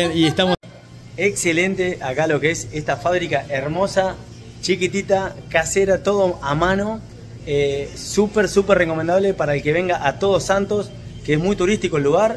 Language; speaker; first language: Spanish; native; Spanish